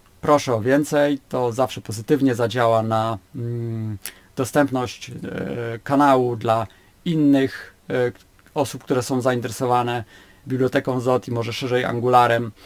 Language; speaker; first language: Polish; native; Polish